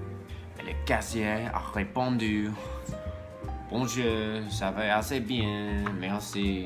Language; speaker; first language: French; non-native, learner; English